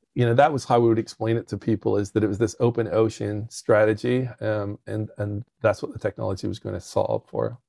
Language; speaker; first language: English; native; English